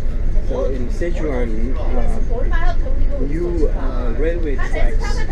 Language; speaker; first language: English; non-native, fluent; German